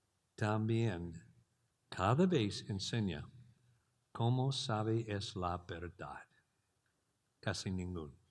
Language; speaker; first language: Spanish; non-native, learner; English